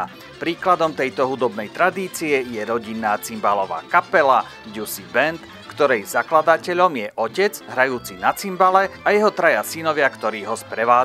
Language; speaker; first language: Slovak; native; Slovak